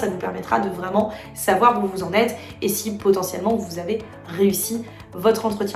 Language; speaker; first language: French; native; French